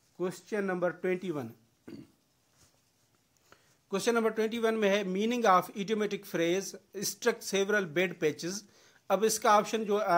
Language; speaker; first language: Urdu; non-native, local second language; Sindhi